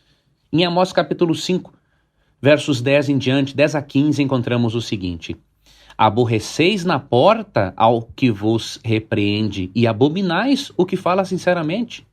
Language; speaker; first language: Portuguese; native; Portuguese